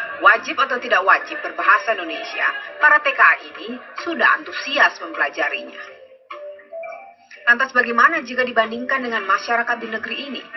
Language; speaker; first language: Indonesian; native; Indonesian